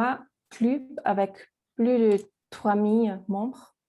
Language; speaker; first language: French; non-native, fluent; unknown